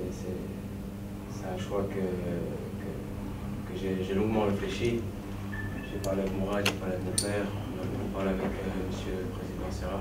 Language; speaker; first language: French; native; French